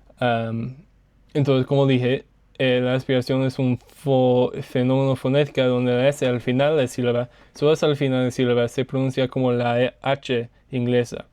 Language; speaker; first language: Spanish; non-native, learner; English